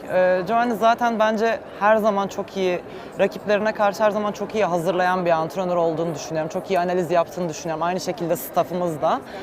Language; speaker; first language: Turkish; native; Turkish